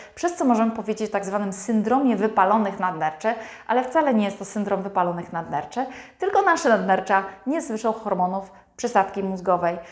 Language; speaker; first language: Polish; native; Polish